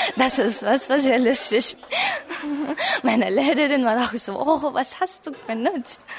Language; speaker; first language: German; non-native, learner; Marathi